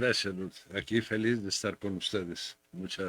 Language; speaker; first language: Spanish; native; Spanish